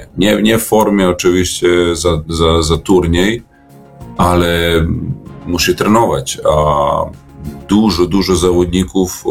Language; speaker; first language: Polish; non-native, learner; Serbian